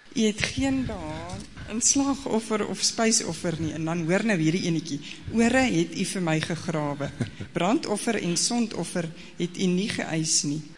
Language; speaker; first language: Afrikaans; native; Afrikaans